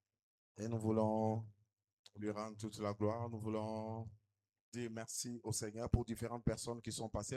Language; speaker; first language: French; non-native, local second language; Lingala